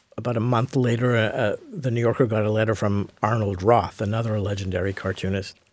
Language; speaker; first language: English; native; English